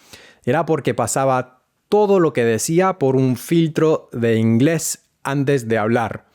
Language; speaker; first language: Spanish; non-native, fluent; English